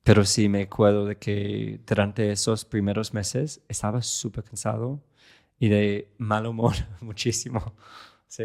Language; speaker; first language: Spanish; non-native, fluent; English